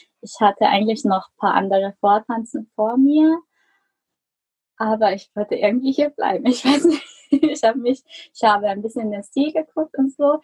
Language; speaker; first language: German; non-native, fluent; Korean